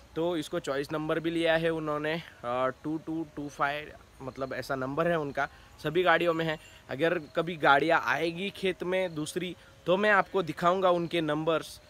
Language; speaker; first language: Hindi; non-native, local second language; Marathi